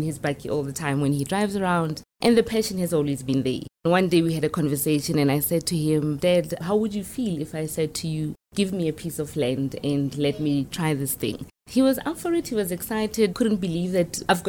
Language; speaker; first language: English; non-native, local second language; Tswana